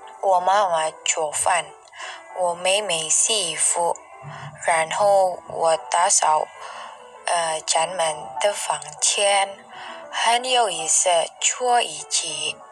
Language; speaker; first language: Chinese; non-native, learner; Indonesian